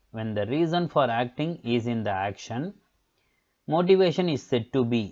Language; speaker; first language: English; non-native, local second language; Tamil